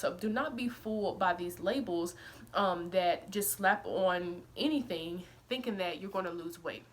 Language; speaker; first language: English; native; English